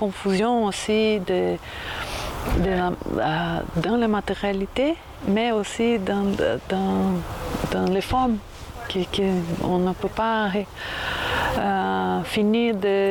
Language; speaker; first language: French; non-native, fluent; Portuguese